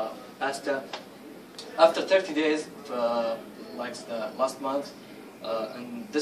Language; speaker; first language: English; non-native, learner; Arabic